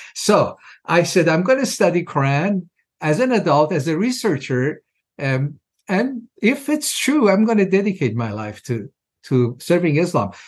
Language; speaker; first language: English; non-native, fluent; Persian